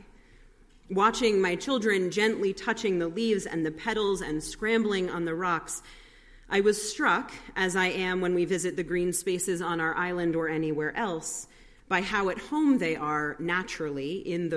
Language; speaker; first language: English; native; English